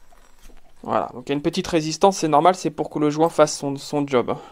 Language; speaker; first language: French; native; French